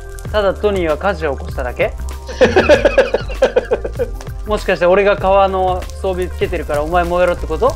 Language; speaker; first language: Japanese; native; Japanese